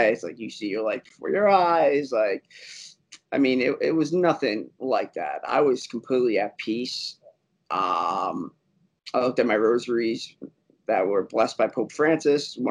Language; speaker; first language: English; native; English